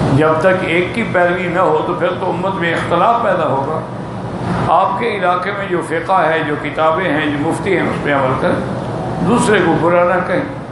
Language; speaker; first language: Urdu; native; Urdu